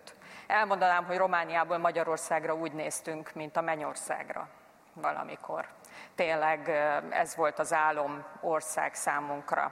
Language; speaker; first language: Hungarian; native; Hungarian